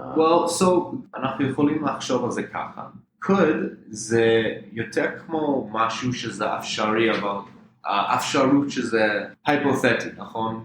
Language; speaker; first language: Hebrew; non-native, fluent; English